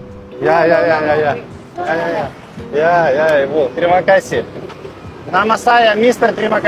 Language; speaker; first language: Indonesian; non-native, learner; English